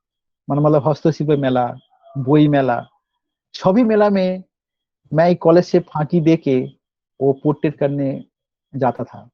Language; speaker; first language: Hindi; non-native, local second language; Bangla